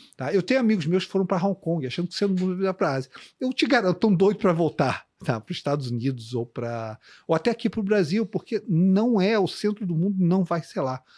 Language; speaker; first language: Portuguese; native; Portuguese